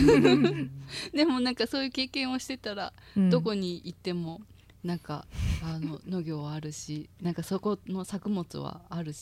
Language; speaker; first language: Japanese; native; Japanese